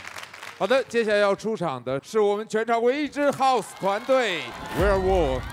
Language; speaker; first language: Chinese; native; Chinese